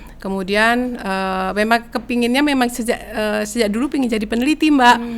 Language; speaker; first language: Indonesian; native; Indonesian